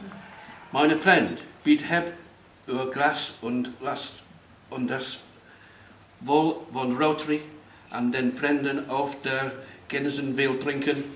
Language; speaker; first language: German; non-native, learner; English